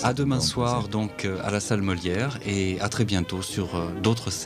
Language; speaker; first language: French; native; French